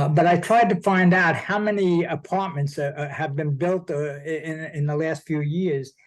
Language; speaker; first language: English; native; English